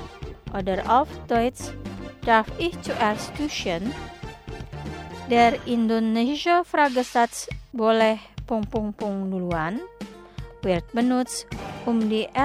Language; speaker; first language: German; non-native, fluent; Indonesian